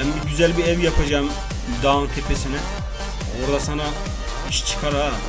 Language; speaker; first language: Turkish; native; Turkish